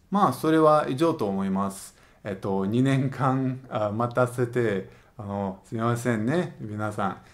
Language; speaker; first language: Japanese; non-native, learner; Russian